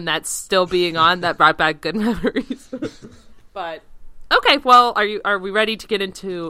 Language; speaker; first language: English; native; English